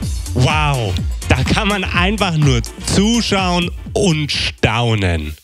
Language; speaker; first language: German; native; German